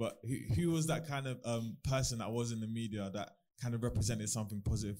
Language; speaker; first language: English; native; English